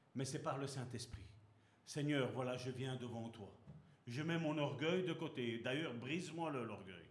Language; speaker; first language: French; native; French